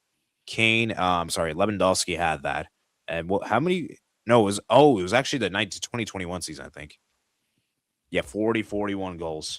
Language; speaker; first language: English; native; English